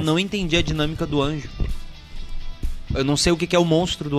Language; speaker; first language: Portuguese; native; Portuguese